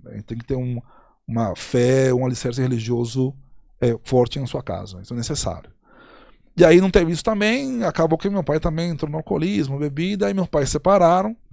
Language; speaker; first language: Portuguese; non-native, fluent; Spanish